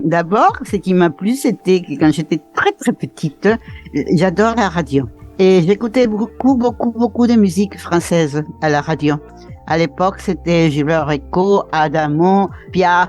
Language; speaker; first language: French; non-native, fluent; Spanish